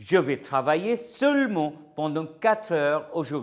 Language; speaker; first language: French; non-native, fluent; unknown